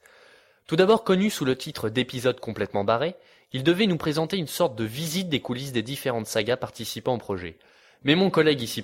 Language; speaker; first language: French; native; French